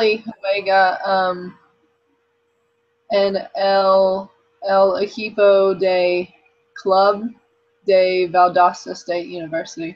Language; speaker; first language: Spanish; non-native, learner; English